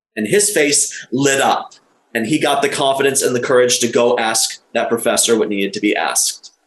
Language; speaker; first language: English; native; English